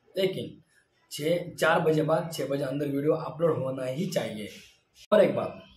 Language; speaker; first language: Hindi; non-native, local second language; Marathi